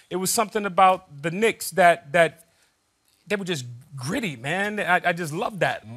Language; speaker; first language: English; native; English